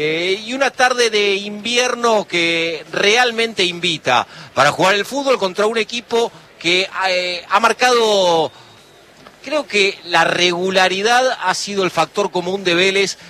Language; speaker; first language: Spanish; native; Spanish